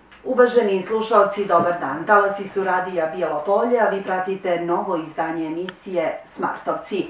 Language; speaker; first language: Croatian; native; Croatian